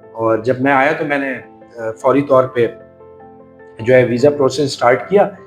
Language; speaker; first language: Urdu; native; Urdu